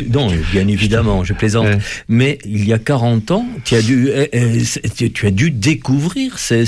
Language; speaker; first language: French; native; French